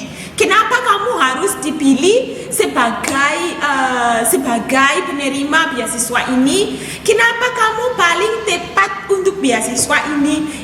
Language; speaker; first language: Indonesian; non-native, fluent; English